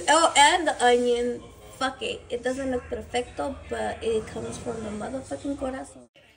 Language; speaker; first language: English; early bilingual, other home language; Spanish